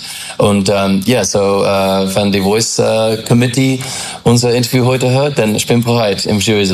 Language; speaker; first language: German; non-native, learner; English